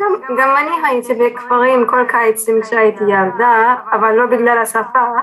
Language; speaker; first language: Hebrew; non-native, learner; Turkish